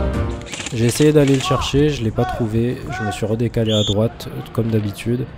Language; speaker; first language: French; native; French